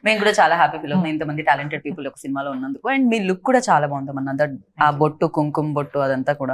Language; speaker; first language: Telugu; native; Telugu